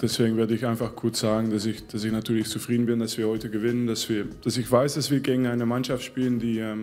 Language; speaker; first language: German; non-native, fluent; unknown